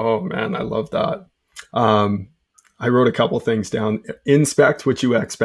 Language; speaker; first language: English; native; English